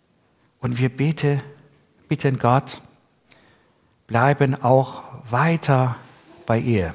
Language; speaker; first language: German; non-native, learner; Persian